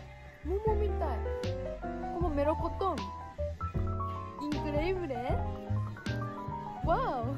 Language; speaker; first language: Japanese; native; Japanese